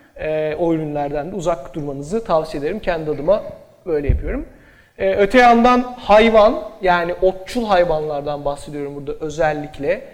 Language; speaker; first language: Turkish; native; Turkish